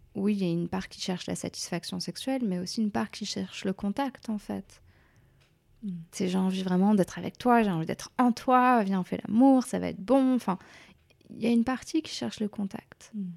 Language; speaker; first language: French; native; French